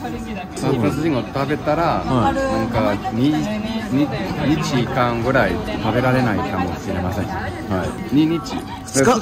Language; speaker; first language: Japanese; non-native, learner; Portuguese